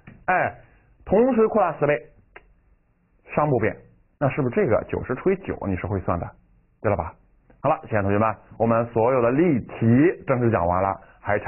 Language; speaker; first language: Chinese; native; Chinese